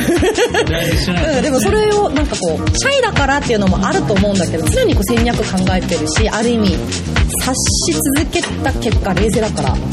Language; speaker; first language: Japanese; non-native, fluent; Korean